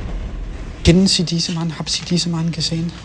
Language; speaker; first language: German; non-native, learner; Danish